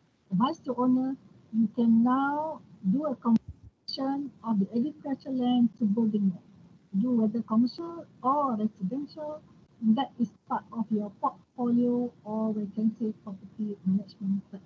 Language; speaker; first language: English; non-native, local second language; Malay